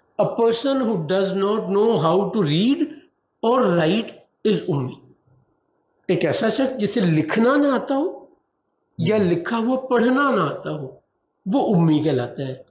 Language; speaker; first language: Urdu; non-native, local second language; Punjabi